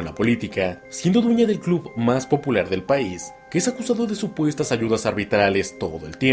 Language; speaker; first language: Spanish; native; Spanish